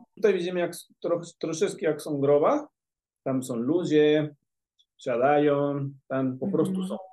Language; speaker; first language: Polish; non-native, fluent; Spanish